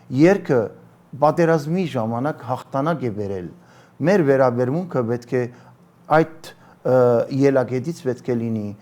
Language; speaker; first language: Armenian; early bilingual, heritage; Armenian